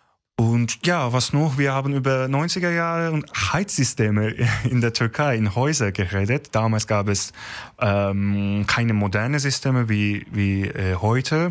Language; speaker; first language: German; non-native, learner; Turkish